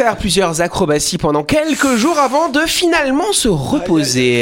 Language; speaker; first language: French; native; French